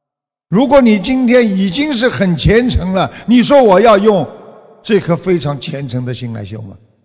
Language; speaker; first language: Chinese; native; Chinese